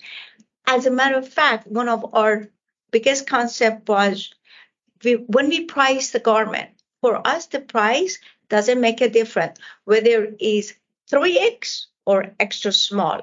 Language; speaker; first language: English; non-native, fluent; Persian